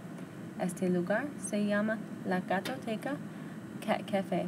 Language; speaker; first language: Spanish; non-native, learner; English